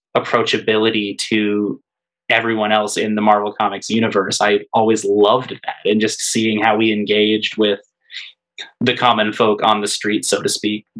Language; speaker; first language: English; native; English